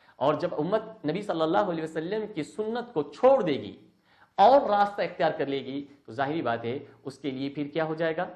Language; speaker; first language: Urdu; native; Urdu